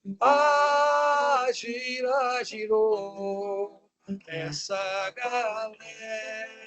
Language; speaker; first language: Portuguese; native; Portuguese